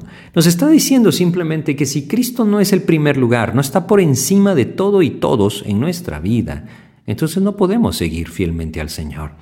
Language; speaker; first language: Spanish; native; Spanish